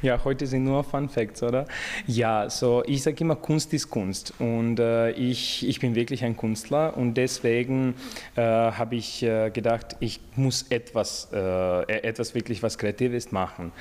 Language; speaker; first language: German; non-native, fluent; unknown